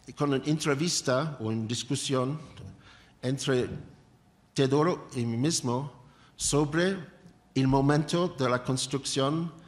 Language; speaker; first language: Spanish; non-native, learner; English